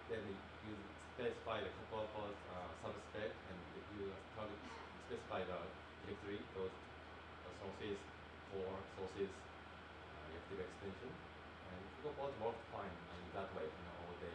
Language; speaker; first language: English; non-native, learner; Japanese